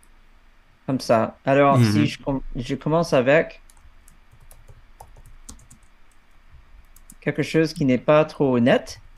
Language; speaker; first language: French; non-native, fluent; English